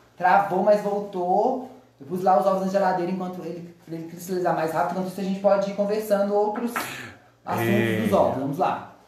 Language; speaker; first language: Portuguese; native; Portuguese